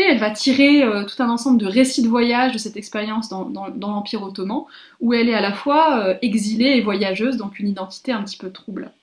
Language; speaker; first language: French; native; French